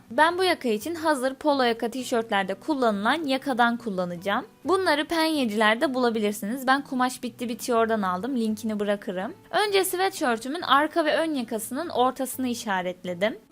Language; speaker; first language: Turkish; native; Turkish